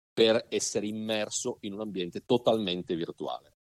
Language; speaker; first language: Italian; native; Italian